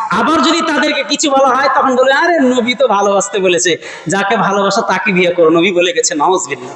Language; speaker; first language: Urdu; non-native, local second language; Bangla